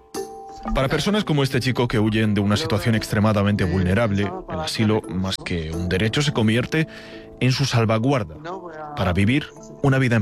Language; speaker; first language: Spanish; native; Spanish